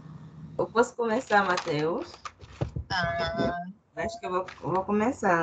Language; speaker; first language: Portuguese; non-native, fluent; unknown